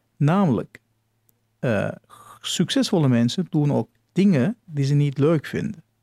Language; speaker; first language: Dutch; non-native, fluent; Turkish